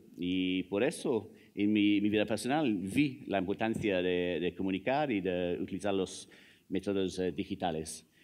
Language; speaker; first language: Spanish; non-native, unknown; English